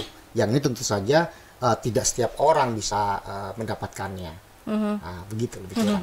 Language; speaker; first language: Indonesian; native; Indonesian